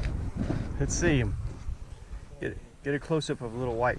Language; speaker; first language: English; native; English